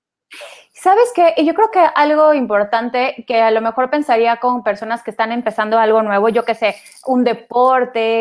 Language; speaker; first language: Spanish; native; Spanish